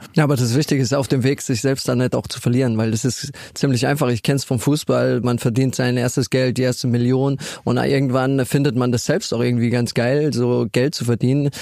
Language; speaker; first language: German; native; German